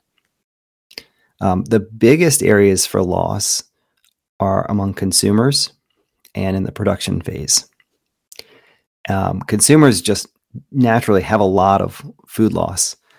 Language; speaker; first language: English; native; English